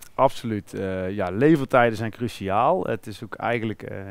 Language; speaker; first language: Dutch; native; Dutch